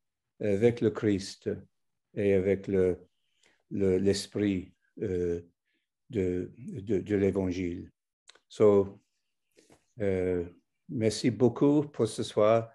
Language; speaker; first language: French; non-native, fluent; English